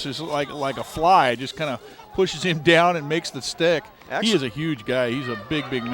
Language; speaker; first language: English; native; English